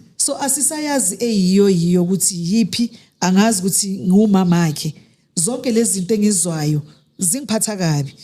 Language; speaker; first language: Zulu; native; Zulu